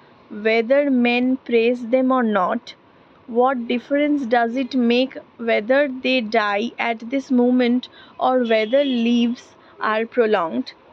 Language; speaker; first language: English; non-native, local second language; Bangla